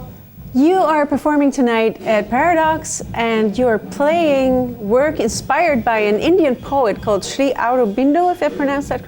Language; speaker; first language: English; non-native, fluent; Dutch